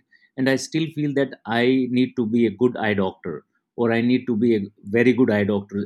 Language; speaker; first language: English; non-native, local second language; Haryanvi